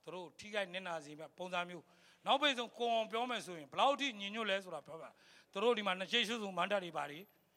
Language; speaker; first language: Burmese; native; Burmese